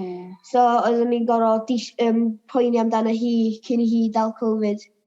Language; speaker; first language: Welsh; native; Welsh